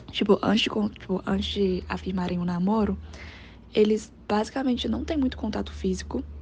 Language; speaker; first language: Portuguese; non-native, fluent; Chinese